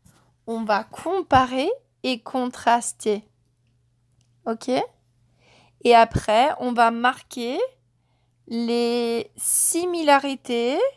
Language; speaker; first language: French; non-native, fluent; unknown